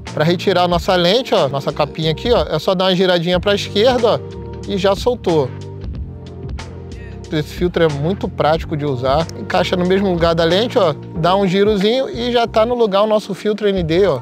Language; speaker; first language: Portuguese; native; Portuguese